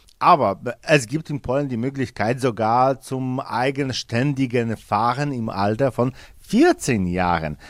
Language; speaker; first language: German; non-native, fluent; Polish